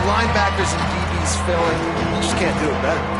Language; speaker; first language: English; native; English